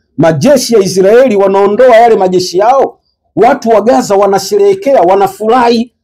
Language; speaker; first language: Swahili; native; Swahili